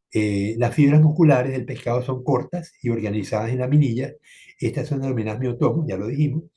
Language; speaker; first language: Spanish; native; Spanish